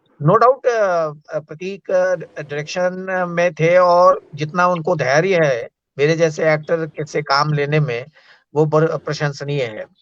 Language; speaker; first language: Hindi; native; Hindi